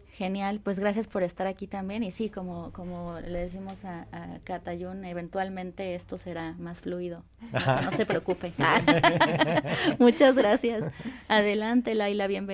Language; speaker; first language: Spanish; native; Spanish